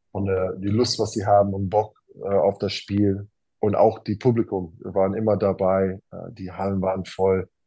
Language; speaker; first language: German; non-native, fluent; English